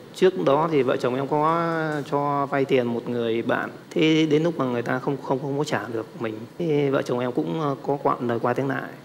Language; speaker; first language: Vietnamese; native; Vietnamese